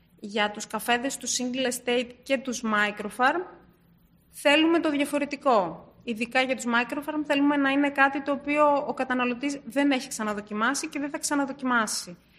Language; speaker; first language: Greek; early bilingual, other home language; Turkish